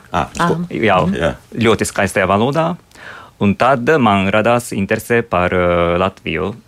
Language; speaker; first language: Latvian; non-native, fluent; Japanese